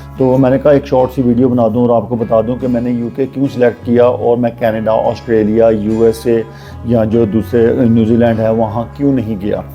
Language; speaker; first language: Urdu; non-native, local second language; Punjabi